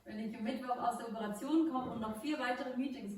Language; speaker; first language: German; native; German